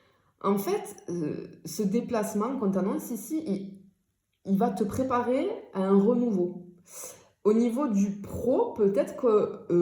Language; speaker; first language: French; native; French